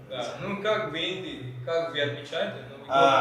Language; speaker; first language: Russian; non-native, learner; Malay